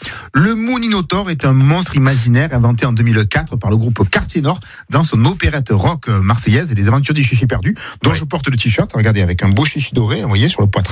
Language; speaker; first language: French; native; French